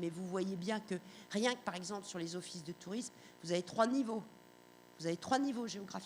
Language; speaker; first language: French; native; French